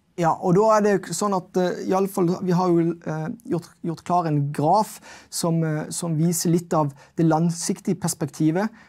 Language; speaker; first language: Norwegian; native; Norwegian